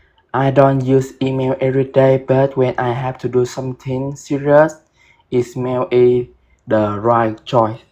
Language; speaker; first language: English; non-native, fluent; Vietnamese